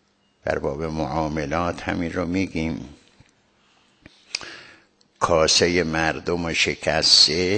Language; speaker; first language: Persian; native; Persian